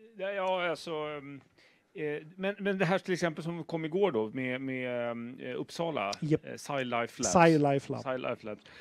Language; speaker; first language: Swedish; native; Swedish